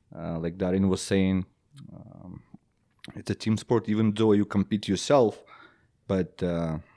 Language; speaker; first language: English; non-native, fluent; Belarusian